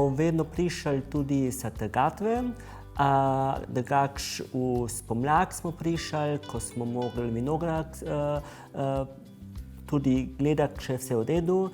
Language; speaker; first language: Slovenian; early bilingual, heritage; German